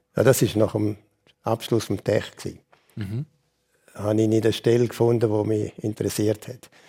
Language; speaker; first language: German; native; German